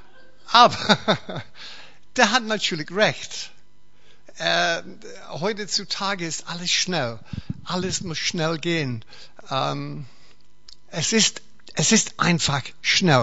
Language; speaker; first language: German; non-native, fluent; English